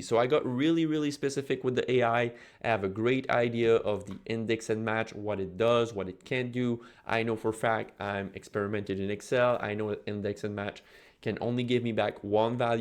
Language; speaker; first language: English; non-native, fluent; French